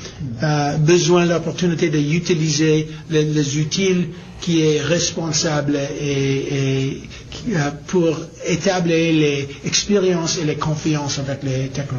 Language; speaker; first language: French; non-native, learner; English